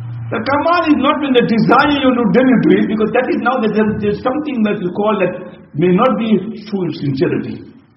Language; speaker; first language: English; native; English